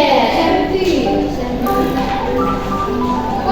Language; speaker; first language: English; non-native, learner; Indonesian